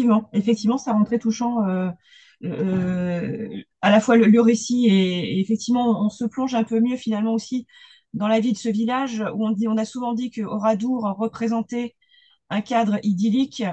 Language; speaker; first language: French; native; French